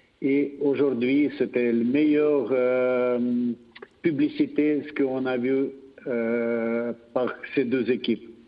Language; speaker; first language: French; non-native, fluent; Russian